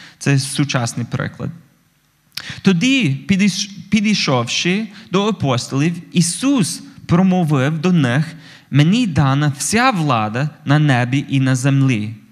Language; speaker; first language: Ukrainian; non-native, fluent; English